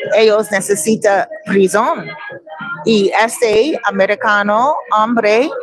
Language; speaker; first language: Spanish; non-native, learner; English